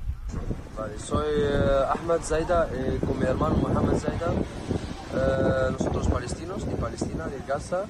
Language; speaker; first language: Spanish; non-native, learner; Arabic